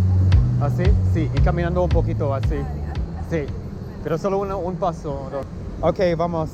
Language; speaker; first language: Spanish; non-native, fluent; English